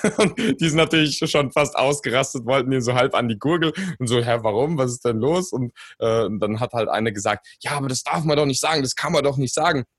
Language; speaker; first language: German; native; German